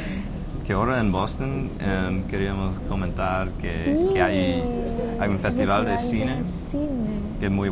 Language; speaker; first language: Spanish; non-native, fluent; English